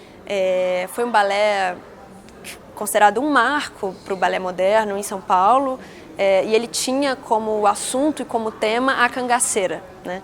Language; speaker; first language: Portuguese; native; Portuguese